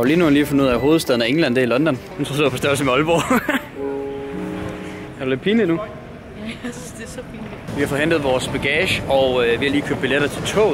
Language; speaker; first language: Danish; native; Danish